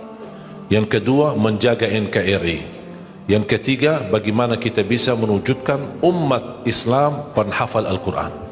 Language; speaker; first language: Indonesian; non-native, fluent; Arabic